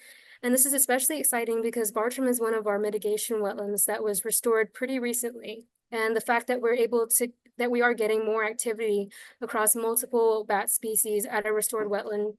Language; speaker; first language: English; native; English